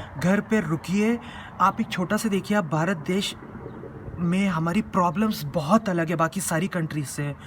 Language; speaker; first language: Hindi; native; Hindi